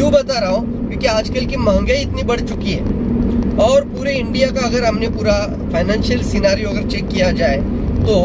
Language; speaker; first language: Hindi; non-native, local second language; Marathi